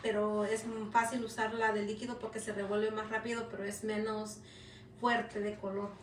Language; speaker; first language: Spanish; early bilingual, heritage; Spanish